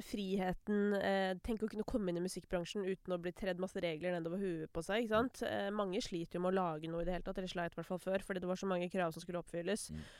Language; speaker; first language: Norwegian; native; Norwegian